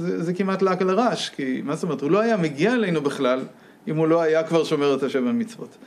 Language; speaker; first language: Hebrew; non-native, fluent; English